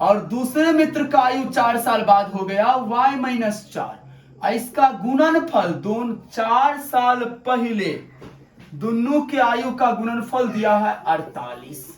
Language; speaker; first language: Hindi; native; Hindi